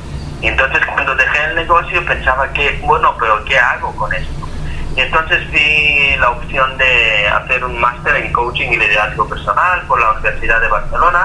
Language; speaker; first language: Spanish; non-native, fluent; Hebrew